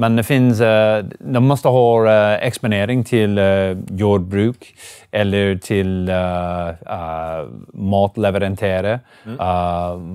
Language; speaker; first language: Swedish; non-native, learner; English